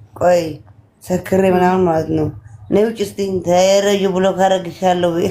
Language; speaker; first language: Amharic; native; Amharic